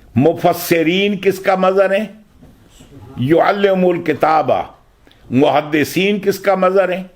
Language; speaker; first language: Urdu; non-native, local second language; Punjabi